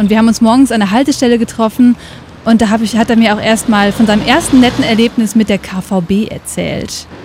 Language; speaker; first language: German; native; German